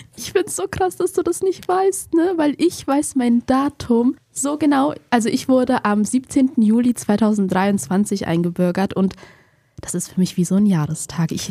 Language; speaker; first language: German; early bilingual, other home language; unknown